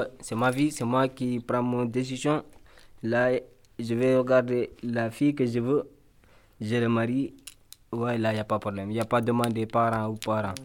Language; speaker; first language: French; non-native, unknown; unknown